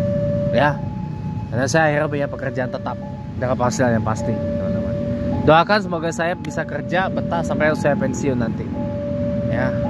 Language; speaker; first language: Indonesian; native; Indonesian